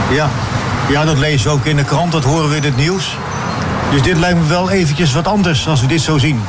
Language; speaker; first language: Dutch; native; Dutch